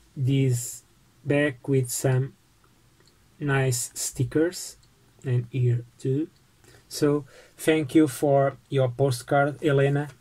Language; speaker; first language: English; non-native, fluent; Portuguese